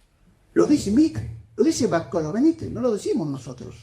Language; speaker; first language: Spanish; native; Spanish